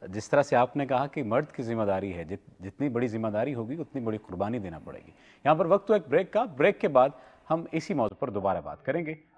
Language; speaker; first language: Urdu; native; Urdu